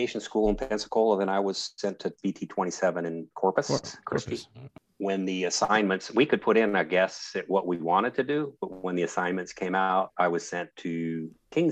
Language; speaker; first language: English; native; English